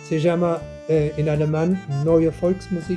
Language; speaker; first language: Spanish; non-native, learner; German